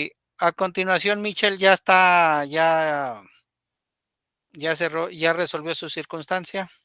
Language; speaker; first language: Spanish; native; Spanish